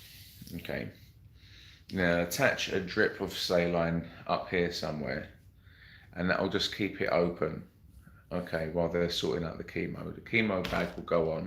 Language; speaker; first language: English; native; English